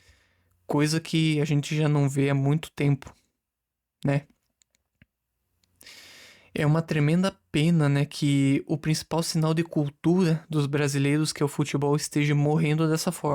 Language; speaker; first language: Portuguese; native; Portuguese